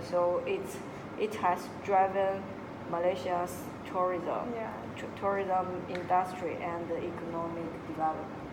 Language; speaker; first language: English; non-native, local second language; Chinese